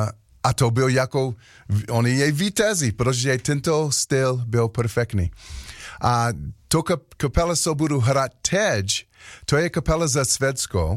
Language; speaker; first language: Czech; non-native, learner; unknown